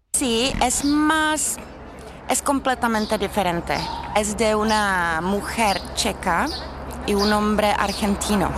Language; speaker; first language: Spanish; non-native, fluent; Czech